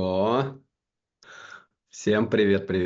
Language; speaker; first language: Russian; native; Russian